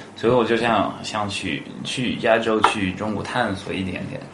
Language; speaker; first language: Chinese; non-native, fluent; English